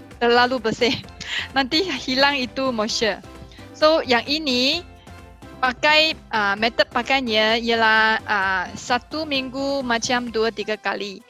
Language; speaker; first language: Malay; non-native, local second language; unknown